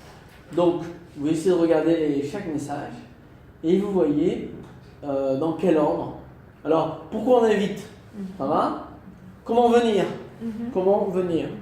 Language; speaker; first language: French; non-native, fluent; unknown